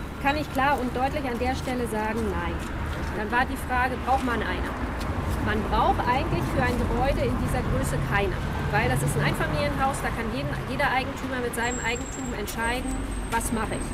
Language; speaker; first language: German; native; German